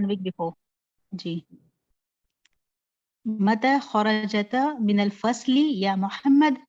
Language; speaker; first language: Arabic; non-native, learner; Urdu